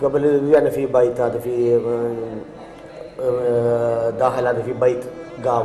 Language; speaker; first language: Arabic; non-native, learner; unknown